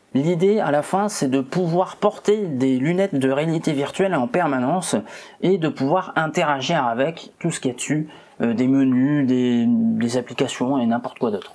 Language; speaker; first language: French; native; French